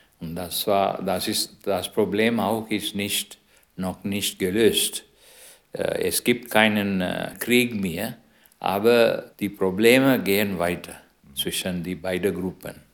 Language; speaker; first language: German; non-native, learner; Sinhala